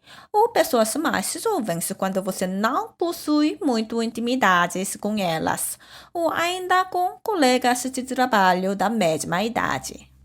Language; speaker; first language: Portuguese; non-native, fluent; Korean